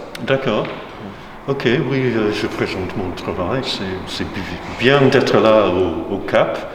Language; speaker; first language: French; non-native, fluent; English